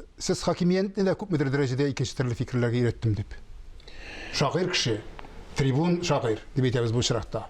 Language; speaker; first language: Tatar; native; Tatar